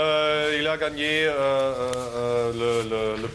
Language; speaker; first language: French; non-native, learner; German